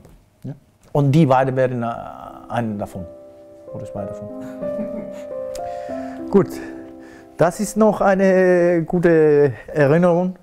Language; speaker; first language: German; non-native, fluent; Spanish